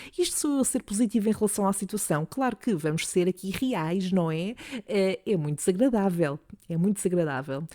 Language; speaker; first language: Portuguese; native; Portuguese